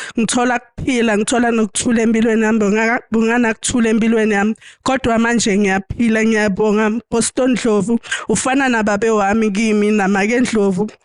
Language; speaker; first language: Zulu; non-native, local second language; Swati